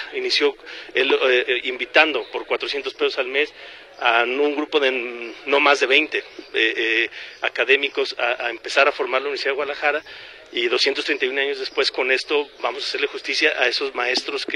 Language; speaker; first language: Spanish; native; Spanish